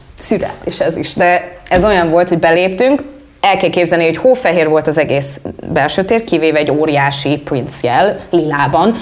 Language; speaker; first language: Hungarian; early bilingual, heritage; Hungarian